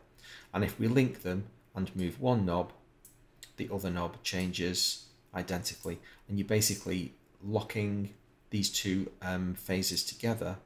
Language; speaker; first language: English; native; English